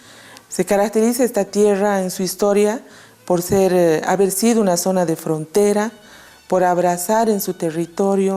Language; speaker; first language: Spanish; native; Spanish